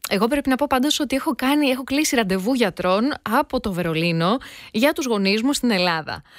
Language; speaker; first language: Greek; native; Greek